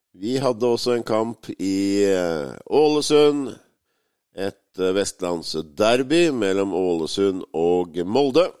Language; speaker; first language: Norwegian; native; Norwegian